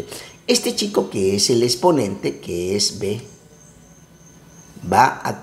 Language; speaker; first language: Spanish; native; Spanish